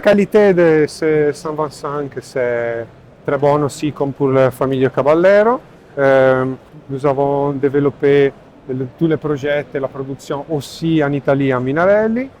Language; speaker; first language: French; non-native, learner; Italian